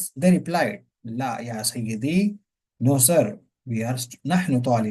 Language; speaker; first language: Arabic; non-native, fluent; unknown